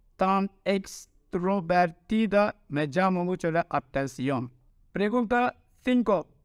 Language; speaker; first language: Spanish; non-native, learner; Turkish